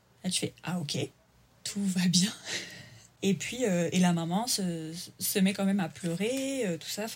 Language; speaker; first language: French; native; French